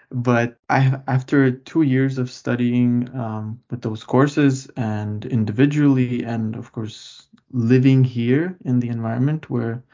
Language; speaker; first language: English; non-native, fluent; Lithuanian